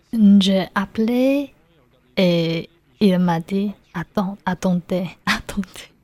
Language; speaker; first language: French; non-native, learner; Chinese